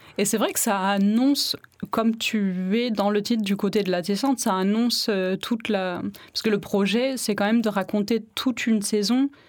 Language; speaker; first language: French; non-native, fluent; German